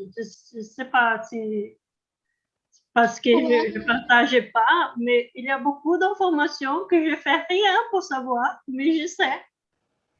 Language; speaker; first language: French; non-native, learner; Portuguese